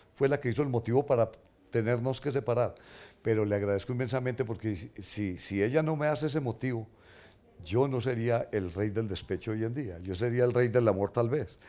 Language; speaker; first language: Spanish; native; Spanish